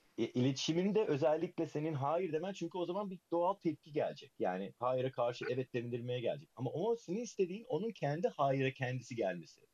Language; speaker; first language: Turkish; early bilingual, heritage; Turkish